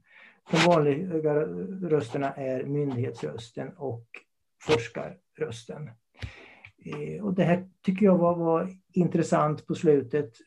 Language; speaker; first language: Swedish; native; Swedish